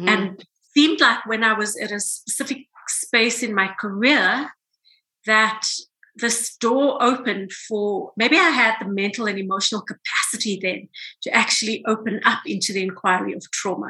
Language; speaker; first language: English; native; English